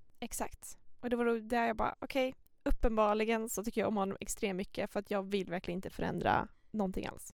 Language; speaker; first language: Swedish; early bilingual, other home language; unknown